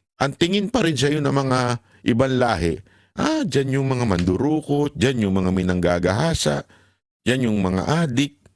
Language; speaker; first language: Filipino; native; Filipino